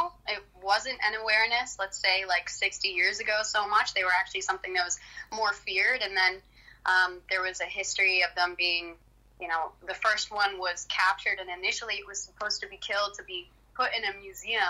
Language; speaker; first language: English; native; English